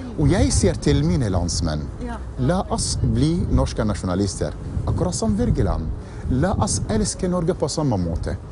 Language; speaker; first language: Norwegian; non-native, fluent; Arabic